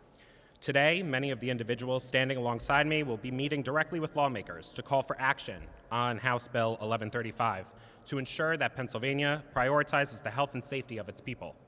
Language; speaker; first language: English; native; English